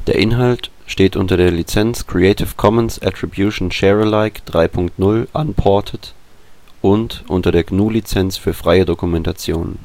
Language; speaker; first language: German; native; German